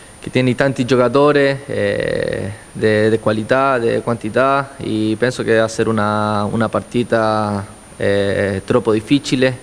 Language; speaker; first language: Italian; non-native, learner; Spanish